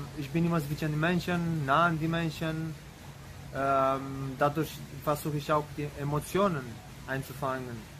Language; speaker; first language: German; non-native, fluent; Romanian